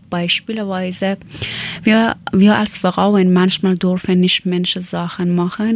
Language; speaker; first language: German; non-native, learner; Persian